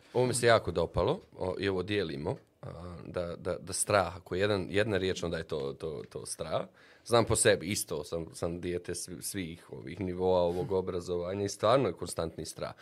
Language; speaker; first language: Bosnian; native; Bosnian